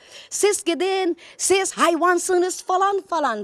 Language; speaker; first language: Turkish; non-native, learner; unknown